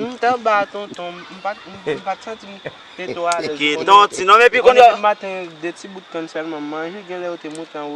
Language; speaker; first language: Haitian Creole; native; Haitian Creole